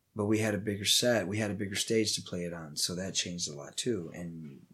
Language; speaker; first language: English; native; English